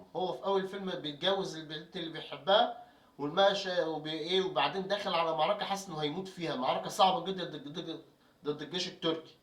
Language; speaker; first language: Arabic; native; Arabic